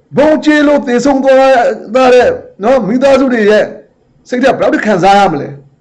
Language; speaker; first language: Burmese; native; Burmese